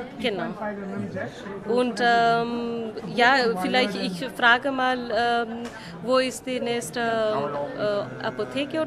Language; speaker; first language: German; non-native, learner; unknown